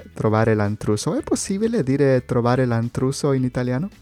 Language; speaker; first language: Italian; non-native, learner; Spanish